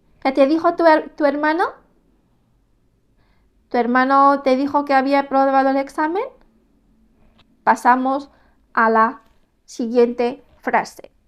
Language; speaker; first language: Spanish; non-native, fluent; Arabic